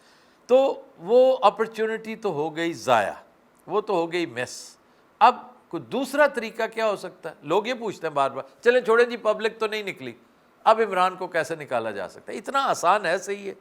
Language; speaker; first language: Urdu; native; Urdu